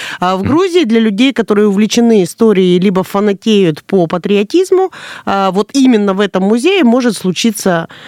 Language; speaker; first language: Russian; native; Russian